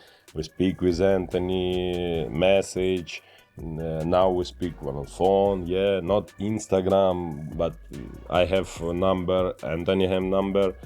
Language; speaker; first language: English; non-native, learner; Ukrainian